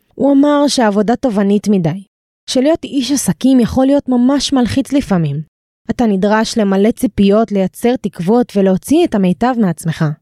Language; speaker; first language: Hebrew; native; Hebrew